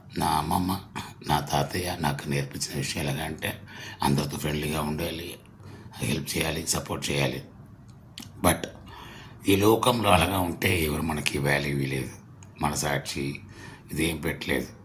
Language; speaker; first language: Telugu; non-native, learner; Tamil